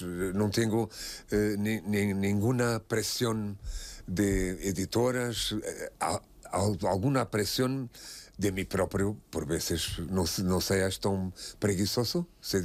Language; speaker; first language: Spanish; non-native, fluent; Portuguese